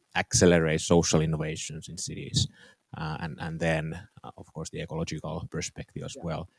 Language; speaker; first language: English; non-native, fluent; Finnish